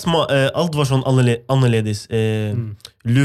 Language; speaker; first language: Norwegian; non-native, fluent; Arabic